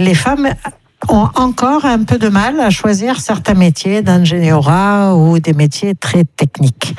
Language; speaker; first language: French; native; French